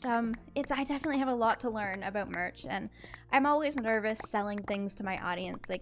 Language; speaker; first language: English; native; English